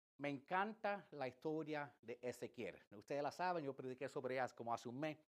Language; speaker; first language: Spanish; early bilingual, heritage; English